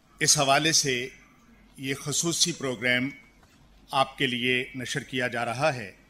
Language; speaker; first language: Urdu; native; Urdu